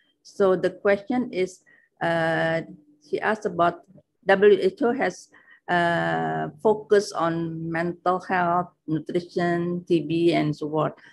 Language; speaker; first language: English; non-native, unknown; Indonesian